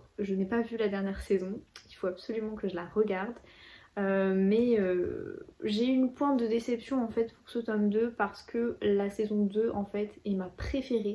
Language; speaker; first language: French; native; French